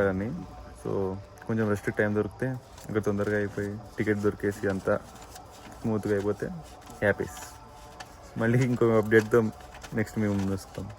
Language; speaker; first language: Telugu; native; Telugu